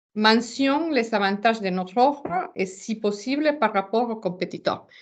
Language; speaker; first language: French; non-native, fluent; Spanish